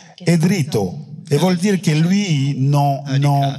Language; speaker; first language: Italian; non-native, fluent; French